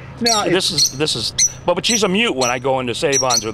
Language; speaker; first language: English; native; English